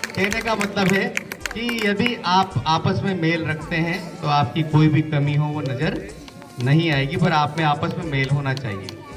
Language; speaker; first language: Hindi; native; Hindi